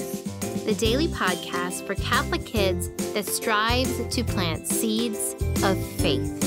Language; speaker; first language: English; native; English